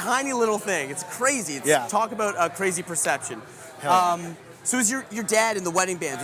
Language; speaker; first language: English; native; English